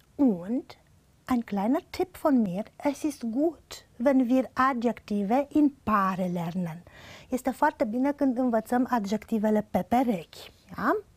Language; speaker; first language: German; non-native, fluent; Romanian